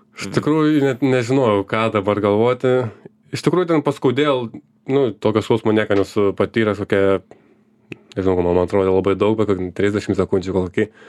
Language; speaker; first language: Lithuanian; native; Lithuanian